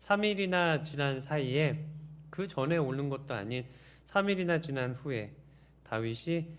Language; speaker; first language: Korean; native; Korean